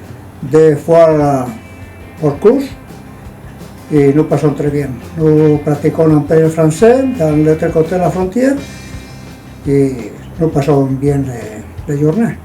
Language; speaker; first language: French; non-native, learner; Basque